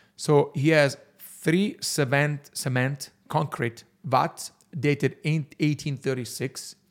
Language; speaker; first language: English; non-native, fluent; Italian